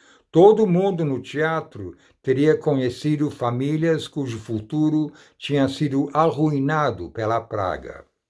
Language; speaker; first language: Portuguese; non-native, fluent; English